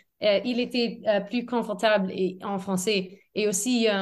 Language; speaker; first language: French; non-native, fluent; English